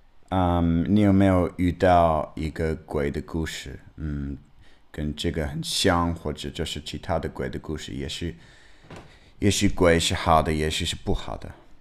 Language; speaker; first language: Chinese; non-native, learner; English